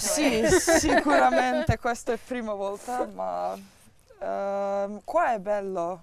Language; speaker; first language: Italian; non-native, learner; English